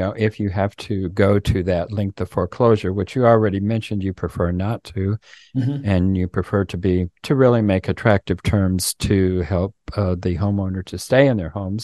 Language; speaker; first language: English; native; English